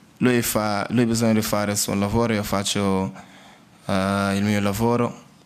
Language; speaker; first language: Italian; non-native, learner; Portuguese